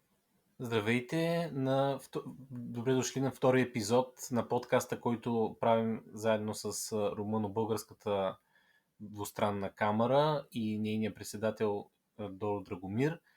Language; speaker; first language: Bulgarian; native; Bulgarian